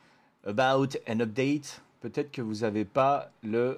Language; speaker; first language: French; native; French